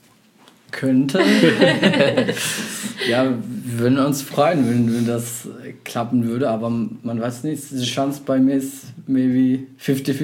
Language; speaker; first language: German; non-native, fluent; Arabic